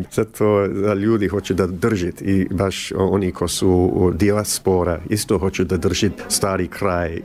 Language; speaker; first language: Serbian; early bilingual, heritage; Croatian